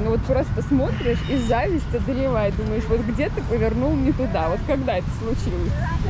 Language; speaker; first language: Russian; native; Russian